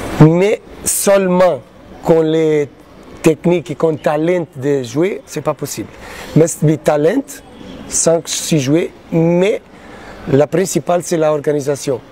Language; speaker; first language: French; non-native, learner; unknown